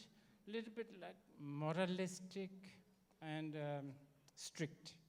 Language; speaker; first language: English; non-native, learner; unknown